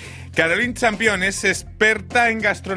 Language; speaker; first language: Spanish; native; Spanish